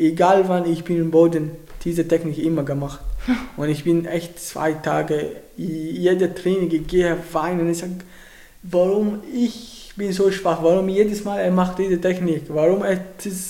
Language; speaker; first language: German; non-native, learner; Arabic